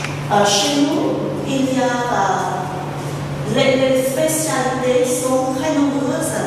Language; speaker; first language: French; non-native, fluent; Vietnamese